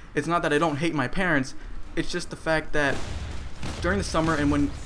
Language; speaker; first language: English; native; English